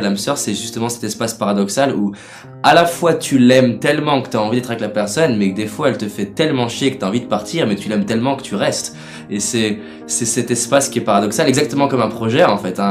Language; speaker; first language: French; native; French